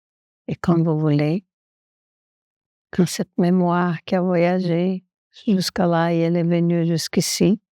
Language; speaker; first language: French; non-native, fluent; Portuguese